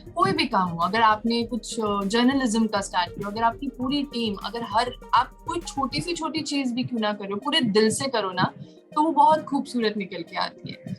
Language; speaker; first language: Hindi; native; Hindi